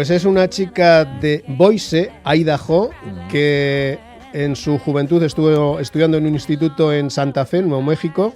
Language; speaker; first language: Spanish; native; Spanish